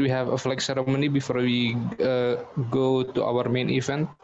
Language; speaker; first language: English; non-native, learner; Indonesian